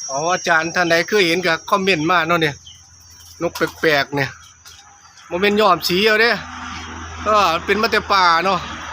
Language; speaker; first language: Thai; native; Thai